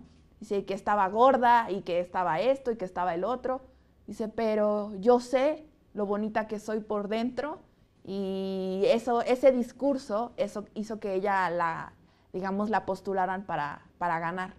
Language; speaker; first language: Spanish; native; Spanish